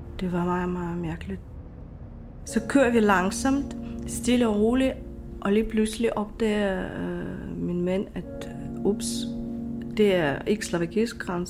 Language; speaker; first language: Danish; non-native, fluent; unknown